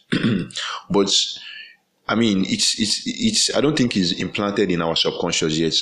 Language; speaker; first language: English; non-native, local second language; Yoruba